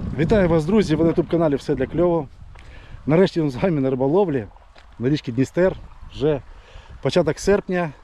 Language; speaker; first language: Ukrainian; non-native, local second language; Russian